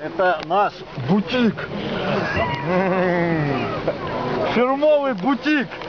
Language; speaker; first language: Russian; non-native, local second language; Ukrainian